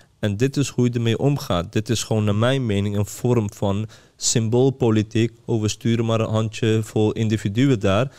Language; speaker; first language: Dutch; early bilingual, other home language; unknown